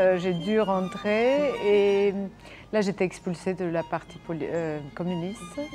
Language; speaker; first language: French; non-native, fluent; Serbian